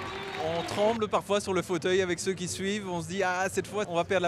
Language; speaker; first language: French; native; French